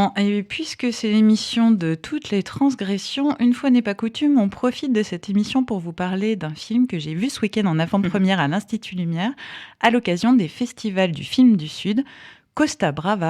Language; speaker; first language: French; native; French